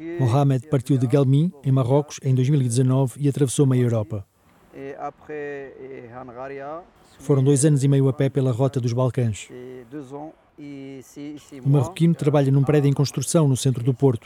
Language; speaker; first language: Portuguese; native; Portuguese